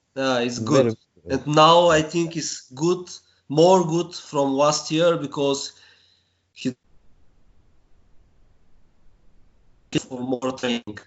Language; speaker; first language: English; non-native, learner; Bulgarian